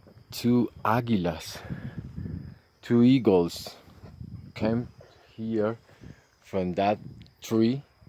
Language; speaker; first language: English; non-native, learner; Spanish